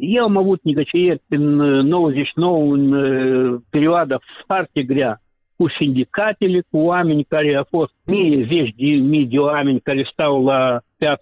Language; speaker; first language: Romanian; non-native, local second language; Russian